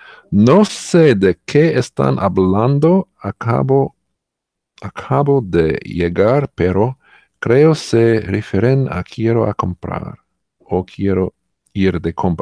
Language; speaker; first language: Spanish; non-native, learner; English